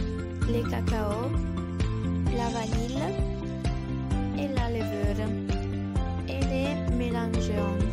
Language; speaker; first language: French; non-native, learner; Italian